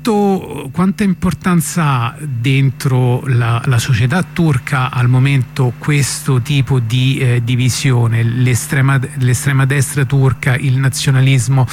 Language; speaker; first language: Italian; native; Italian